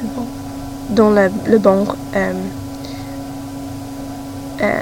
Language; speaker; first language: French; non-native, learner; English